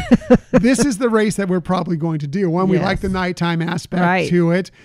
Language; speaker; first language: English; native; English